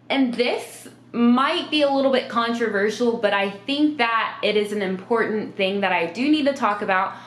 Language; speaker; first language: English; native; English